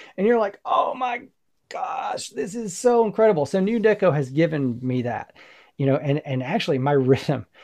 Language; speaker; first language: English; native; English